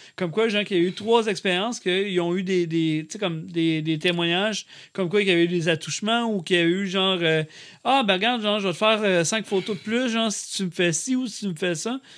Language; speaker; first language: French; native; French